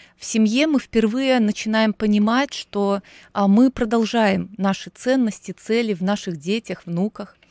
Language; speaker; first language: Russian; native; Russian